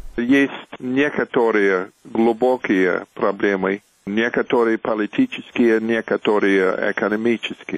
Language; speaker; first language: Russian; non-native, fluent; English